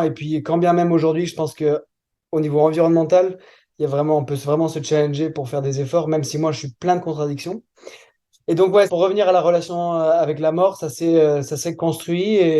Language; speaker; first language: French; native; French